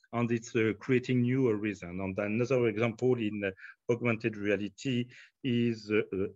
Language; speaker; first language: English; non-native, fluent; French